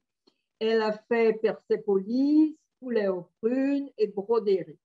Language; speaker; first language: French; non-native, fluent; Portuguese